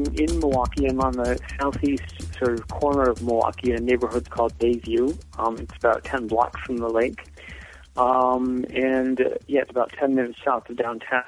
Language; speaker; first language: English; native; English